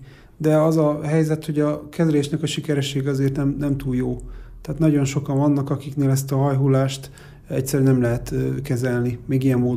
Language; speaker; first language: Hungarian; native; Hungarian